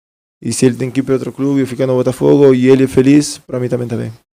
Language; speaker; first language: Portuguese; non-native, fluent; Spanish